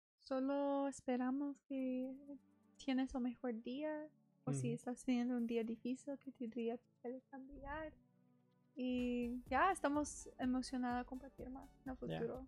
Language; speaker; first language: Spanish; non-native, learner; English